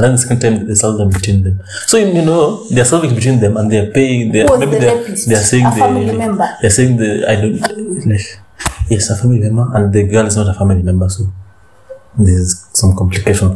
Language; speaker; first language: English; non-native, local second language; Luo (Kenya and Tanzania)